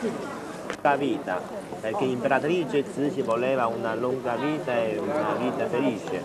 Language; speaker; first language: Italian; non-native, fluent; Chinese